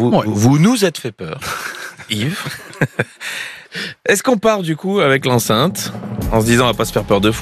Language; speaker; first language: French; native; French